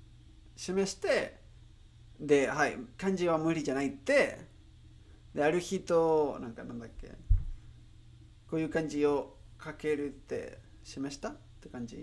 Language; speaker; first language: Japanese; non-native, learner; Spanish